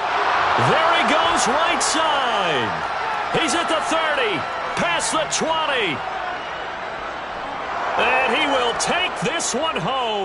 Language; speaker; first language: English; native; English